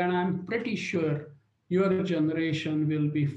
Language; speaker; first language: English; non-native, local second language; Marathi